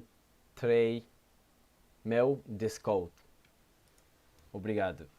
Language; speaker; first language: Portuguese; non-native, learner; English